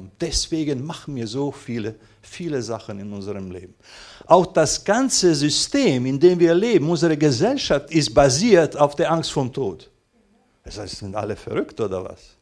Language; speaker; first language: German; non-native, fluent; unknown